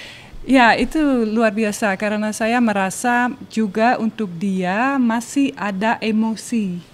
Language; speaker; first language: Indonesian; non-native, learner; Dutch